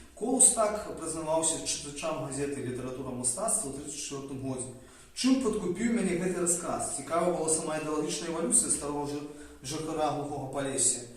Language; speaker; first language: Belarusian; native; Belarusian